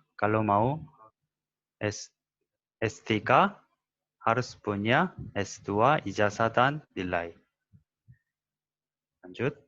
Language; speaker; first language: Indonesian; non-native, learner; Korean